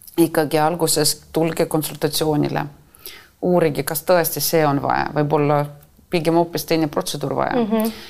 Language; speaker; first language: Estonian; non-native, local second language; Russian